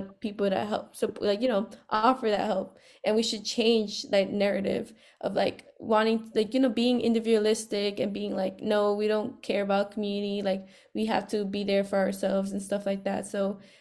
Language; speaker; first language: English; native; English